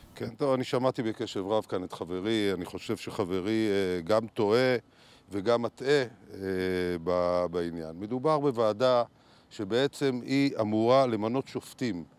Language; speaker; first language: Hebrew; native; Hebrew